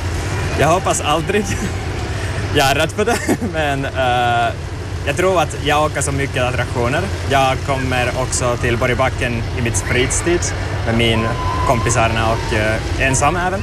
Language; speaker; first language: Swedish; non-native, learner; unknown